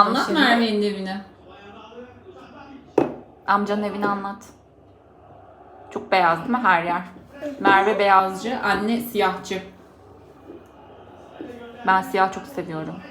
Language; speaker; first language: Turkish; native; Turkish